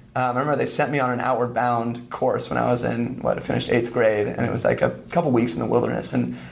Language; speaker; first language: English; native; English